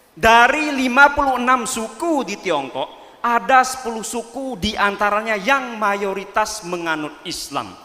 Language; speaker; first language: Indonesian; non-native, local second language; Madurese